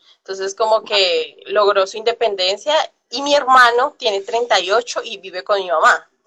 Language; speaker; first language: Spanish; native; Spanish